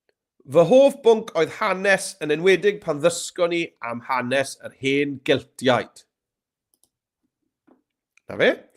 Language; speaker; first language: Welsh; native; Welsh